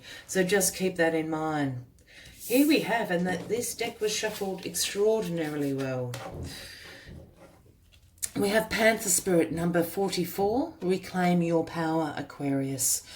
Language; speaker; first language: English; native; English